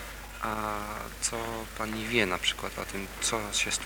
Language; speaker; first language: Polish; native; Polish